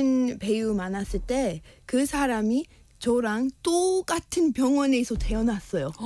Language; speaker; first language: Korean; non-native, learner; English